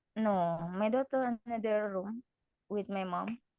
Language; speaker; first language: English; non-native, learner; Indonesian